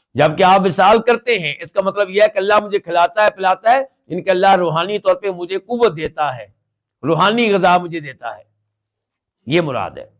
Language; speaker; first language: Urdu; non-native, local second language; Punjabi